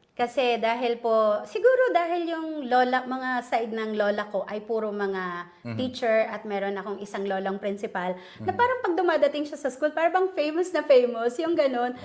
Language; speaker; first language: Filipino; native; Filipino